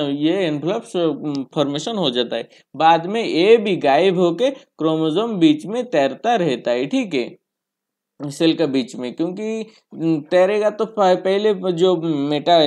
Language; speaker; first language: Hindi; non-native, local second language; Bangla